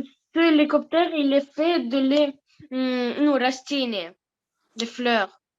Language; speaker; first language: French; non-native, learner; Russian